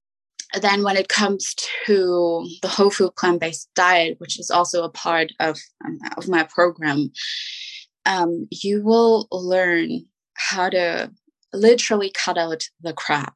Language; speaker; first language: English; non-native, fluent; German